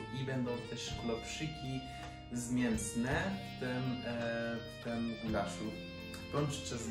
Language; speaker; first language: Polish; non-native, fluent; Persian